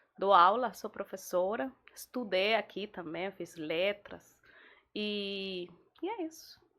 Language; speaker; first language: Portuguese; non-native, fluent; Spanish